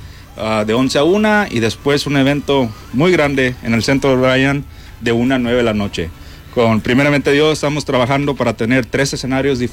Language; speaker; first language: Spanish; native; Spanish